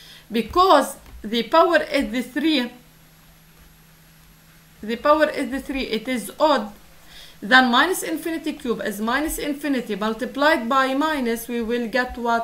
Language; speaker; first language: English; non-native, local second language; Arabic